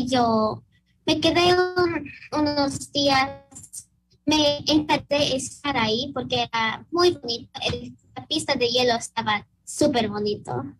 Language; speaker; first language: Spanish; early bilingual, heritage; Spanish